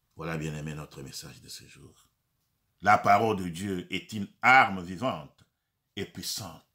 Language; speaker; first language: French; non-native, local second language; Lingala